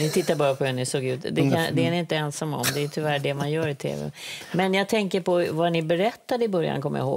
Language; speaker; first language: Swedish; native; Swedish